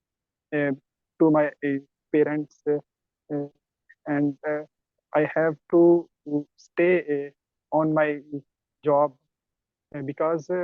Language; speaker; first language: English; non-native, learner; Urdu